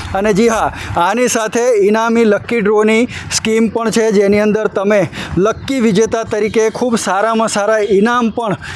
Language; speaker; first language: Gujarati; native; Gujarati